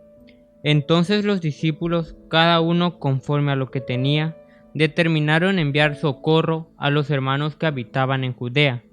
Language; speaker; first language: Spanish; native; Spanish